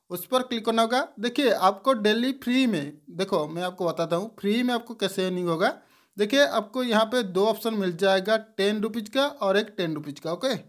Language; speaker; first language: Hindi; non-native, local second language; Bangla